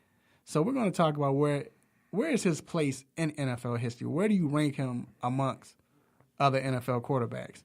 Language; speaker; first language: English; native; English